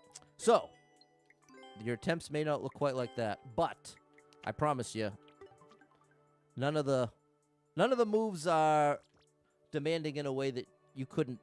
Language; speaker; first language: English; native; English